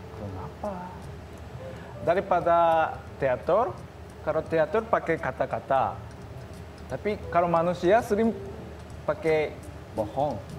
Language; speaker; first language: Indonesian; non-native, learner; Japanese